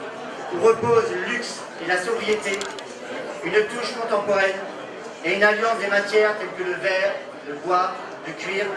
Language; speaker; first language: French; native; French